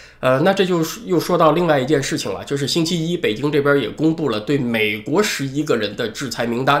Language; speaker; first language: Chinese; native; Chinese